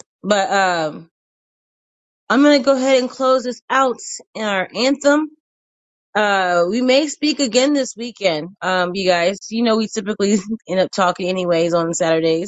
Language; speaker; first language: English; native; English